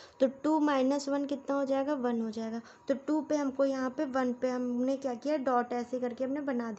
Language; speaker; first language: Hindi; native; Hindi